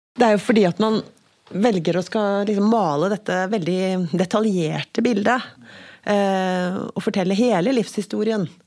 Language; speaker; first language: Norwegian; native; Norwegian